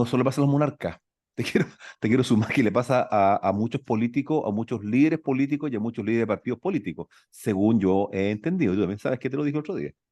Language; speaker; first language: Spanish; native; Spanish